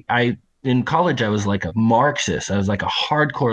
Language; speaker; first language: English; native; English